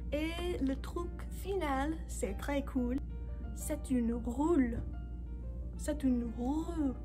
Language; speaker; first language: French; non-native, learner; English